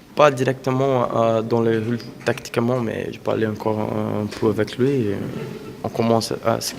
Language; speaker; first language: French; non-native, fluent; Portuguese